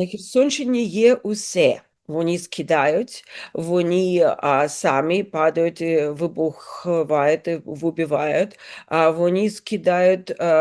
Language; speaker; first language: Ukrainian; non-native, learner; Russian